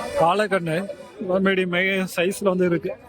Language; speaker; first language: Tamil; native; Tamil